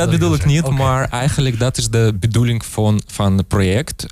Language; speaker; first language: Dutch; non-native, learner; Russian